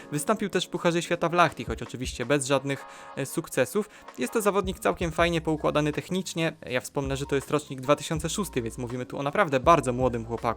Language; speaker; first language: Polish; native; Polish